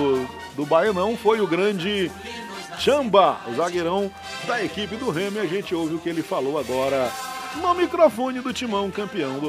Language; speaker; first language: Portuguese; native; Portuguese